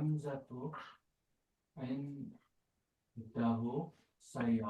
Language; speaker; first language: Arabic; non-native, learner; English